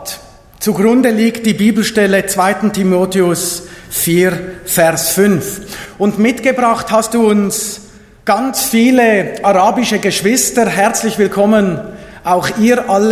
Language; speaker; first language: German; native; German